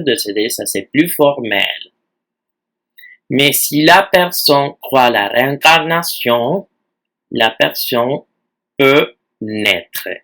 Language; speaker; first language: French; non-native, fluent; Spanish